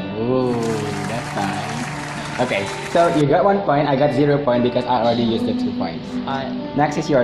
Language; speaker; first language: English; non-native, fluent; Indonesian